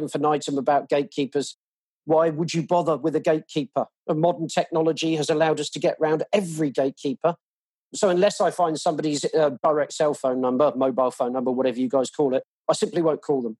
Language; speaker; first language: English; native; English